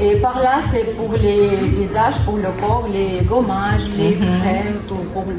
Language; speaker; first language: French; non-native, learner; Russian